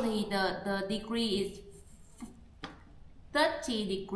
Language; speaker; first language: English; non-native, learner; Vietnamese